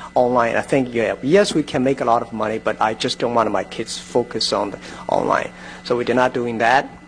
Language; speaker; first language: English; non-native, fluent; Chinese